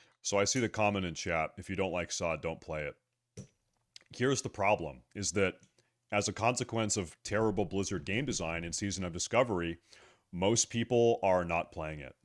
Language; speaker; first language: English; native; English